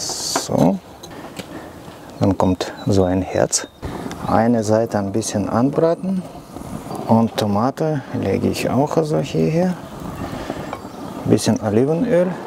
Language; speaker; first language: German; non-native, learner; Russian